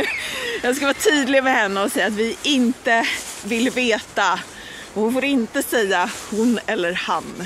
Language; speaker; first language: Swedish; native; Swedish